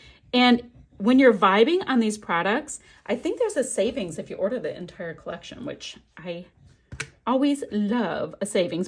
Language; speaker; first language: English; native; English